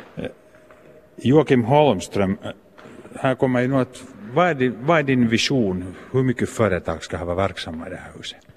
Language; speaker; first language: Swedish; native; Swedish